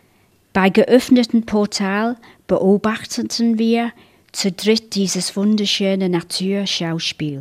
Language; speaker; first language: German; non-native, fluent; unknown